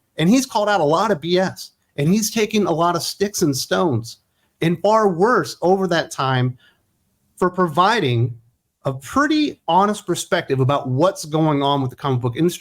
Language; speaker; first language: English; native; English